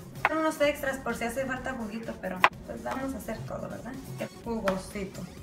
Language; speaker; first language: Spanish; early bilingual, heritage; Spanish